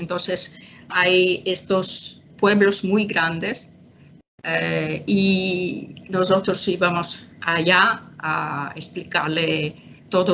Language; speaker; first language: Spanish; non-native, fluent; Italian